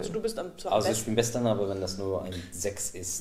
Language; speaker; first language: German; non-native, fluent; English